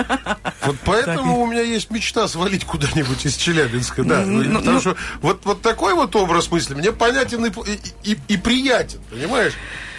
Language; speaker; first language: Russian; native; Russian